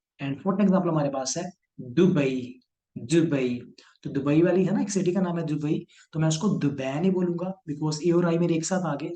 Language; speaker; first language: Hindi; non-native, local second language; Punjabi